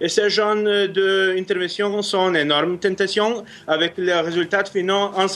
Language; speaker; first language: French; non-native, fluent; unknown